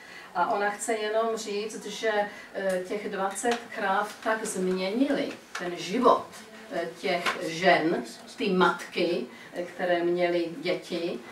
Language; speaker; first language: Czech; early bilingual, heritage; Czech